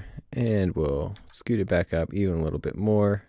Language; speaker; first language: English; native; English